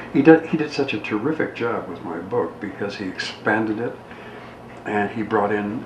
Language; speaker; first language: English; native; English